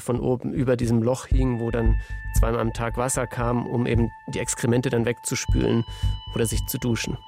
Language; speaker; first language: German; native; German